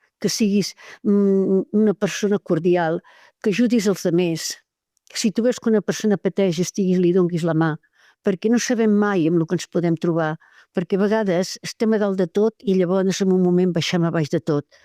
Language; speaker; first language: Catalan; native; Catalan